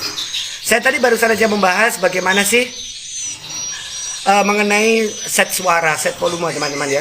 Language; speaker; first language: Indonesian; native; Indonesian